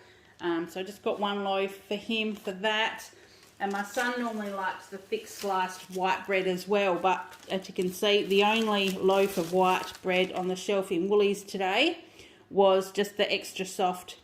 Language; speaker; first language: English; native; English